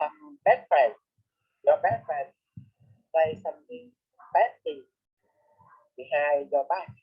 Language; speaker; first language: English; non-native, learner; Vietnamese